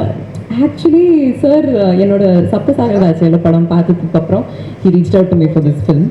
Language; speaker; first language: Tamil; non-native, learner; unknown